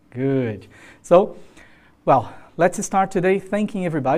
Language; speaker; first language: English; non-native, fluent; Portuguese